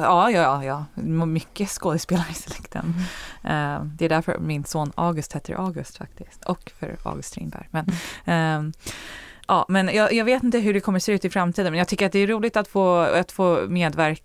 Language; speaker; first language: Swedish; early bilingual, heritage; Swedish